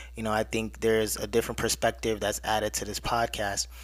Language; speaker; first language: English; early bilingual, other home language; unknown